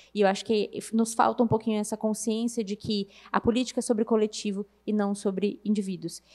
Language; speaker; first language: Portuguese; native; Portuguese